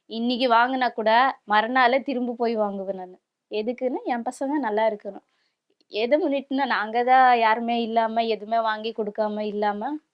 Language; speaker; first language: Tamil; non-native, local second language; Kannada